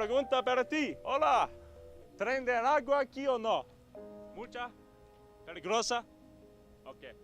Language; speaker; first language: Spanish; non-native, learner; English